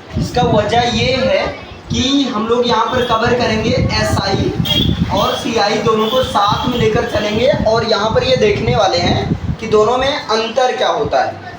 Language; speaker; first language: Hindi; native; Hindi